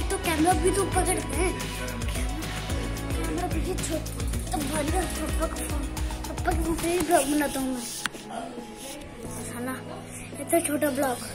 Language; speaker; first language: Hindi; native; Hindi